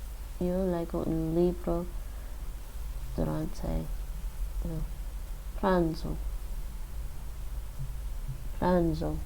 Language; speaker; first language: Italian; non-native, learner; English